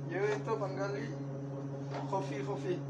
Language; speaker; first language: Hindi; non-native, learner; Bangla